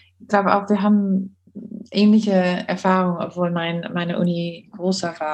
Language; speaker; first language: German; non-native, fluent; English